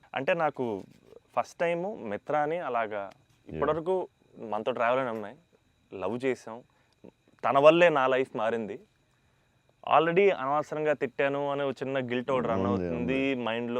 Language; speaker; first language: Telugu; native; Telugu